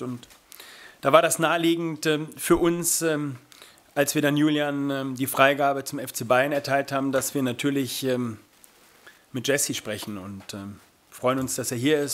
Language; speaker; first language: German; native; German